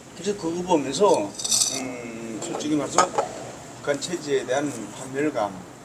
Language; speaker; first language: Korean; native; Korean